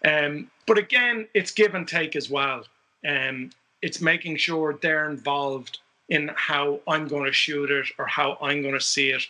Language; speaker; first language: English; native; English